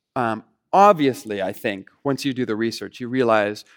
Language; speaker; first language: English; native; English